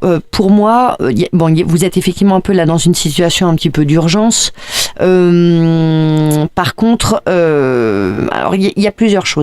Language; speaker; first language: French; native; French